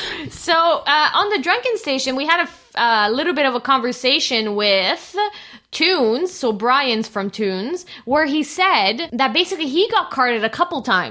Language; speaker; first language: English; native; English